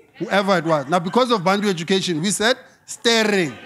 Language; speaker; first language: English; non-native, local second language; Xhosa